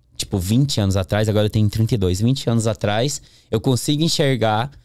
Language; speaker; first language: Portuguese; native; Portuguese